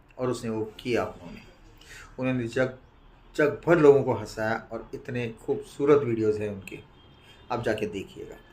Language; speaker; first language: Hindi; non-native, local second language; Marathi